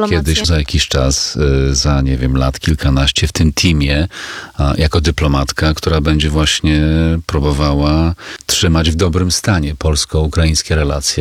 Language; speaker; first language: Polish; native; Polish